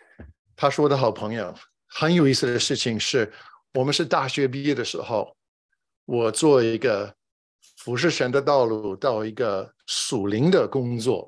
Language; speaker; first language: Chinese; non-native, fluent; English